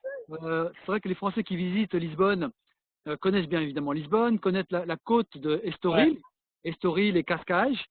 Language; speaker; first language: French; native; French